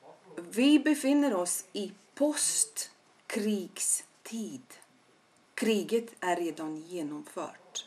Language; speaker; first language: Swedish; non-native, fluent; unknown